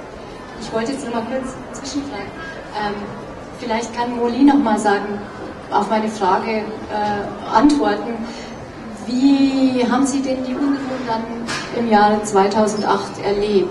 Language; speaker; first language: German; native; German